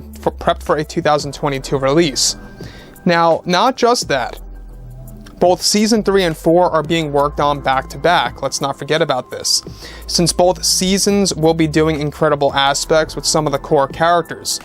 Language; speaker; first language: English; native; English